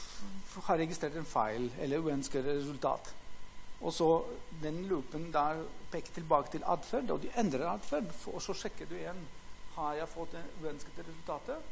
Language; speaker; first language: Norwegian; non-native, fluent; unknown